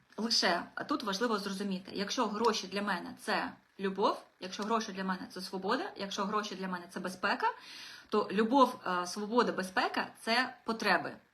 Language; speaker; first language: Ukrainian; non-native, local second language; Russian